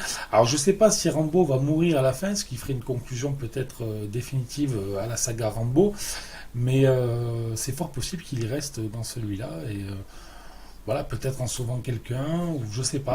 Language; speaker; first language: French; native; French